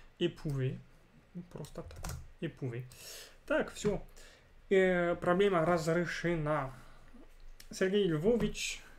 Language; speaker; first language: Russian; non-native, fluent; French